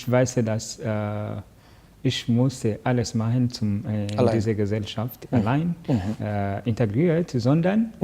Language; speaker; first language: German; non-native, learner; Kinyarwanda